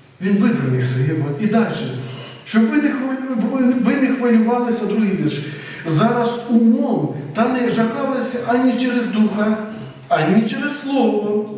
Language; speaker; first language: Ukrainian; native; Ukrainian